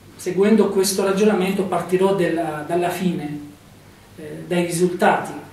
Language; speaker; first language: Italian; non-native, fluent; Arabic